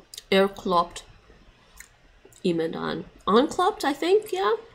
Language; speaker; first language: Dutch; non-native, learner; English